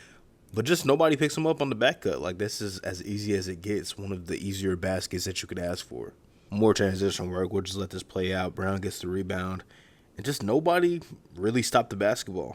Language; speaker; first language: English; native; English